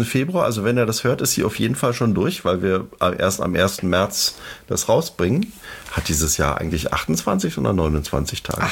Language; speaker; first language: German; native; German